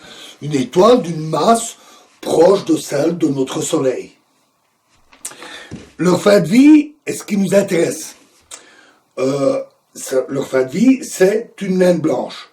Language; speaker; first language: French; native; French